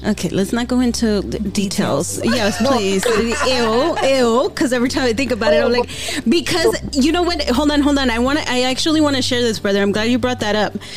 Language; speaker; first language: English; early bilingual, other home language; Spanish